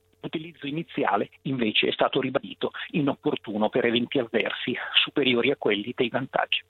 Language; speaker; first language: Italian; native; Italian